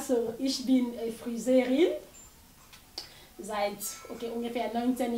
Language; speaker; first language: German; non-native, learner; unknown